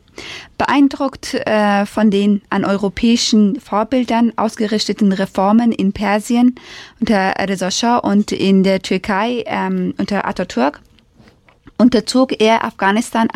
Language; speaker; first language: German; non-native, fluent; Persian